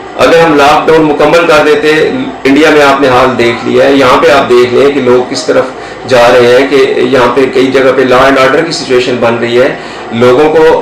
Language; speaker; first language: Urdu; non-native, local second language; Punjabi